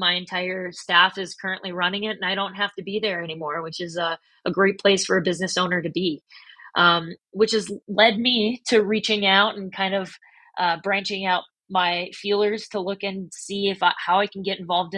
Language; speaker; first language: English; native; English